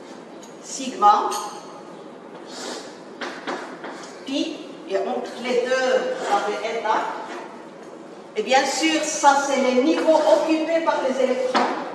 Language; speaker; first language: French; non-native, local second language; Arabic